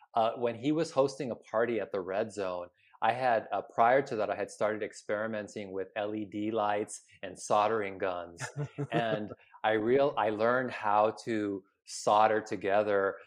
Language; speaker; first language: English; early bilingual, other home language; Spanish